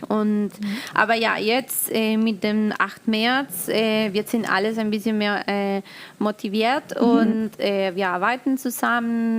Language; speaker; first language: German; non-native, learner; Spanish